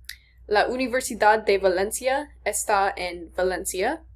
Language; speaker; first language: Spanish; non-native, learner; English